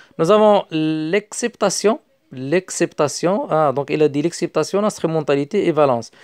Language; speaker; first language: French; non-native, local second language; Arabic